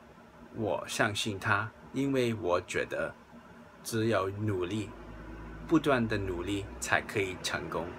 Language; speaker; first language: Chinese; non-native, local second language; Cantonese